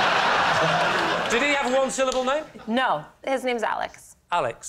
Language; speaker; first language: English; native; English